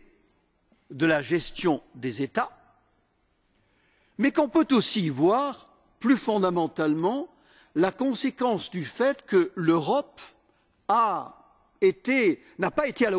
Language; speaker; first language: French; native; French